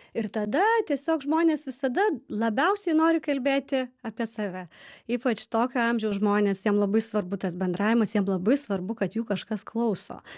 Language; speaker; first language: Lithuanian; native; Lithuanian